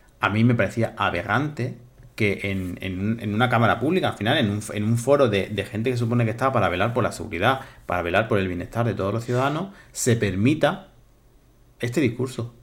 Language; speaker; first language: Spanish; native; Spanish